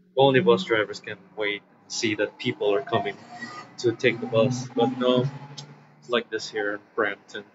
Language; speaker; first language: English; native; English